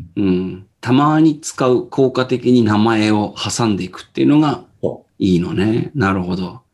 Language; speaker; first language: Japanese; native; Japanese